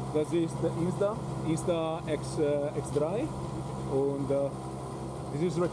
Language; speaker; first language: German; non-native, learner; Italian